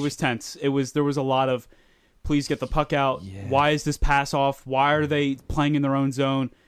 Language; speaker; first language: English; native; English